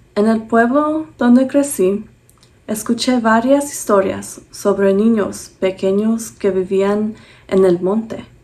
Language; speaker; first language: Spanish; early bilingual, heritage; Spanish